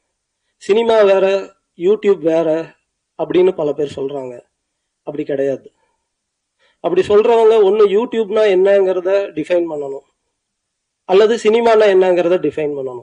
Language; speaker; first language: Tamil; native; Tamil